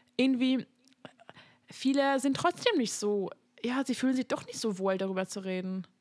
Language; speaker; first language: German; non-native, fluent; Hungarian